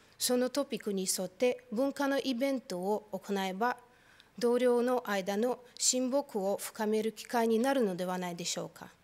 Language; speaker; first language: Japanese; non-native, fluent; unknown